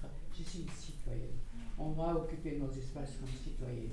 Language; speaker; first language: French; non-native, fluent; Portuguese